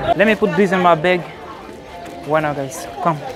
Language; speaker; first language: English; non-native, fluent; Haitian Creole